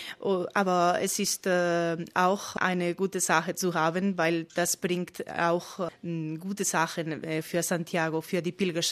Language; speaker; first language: German; non-native, fluent; Spanish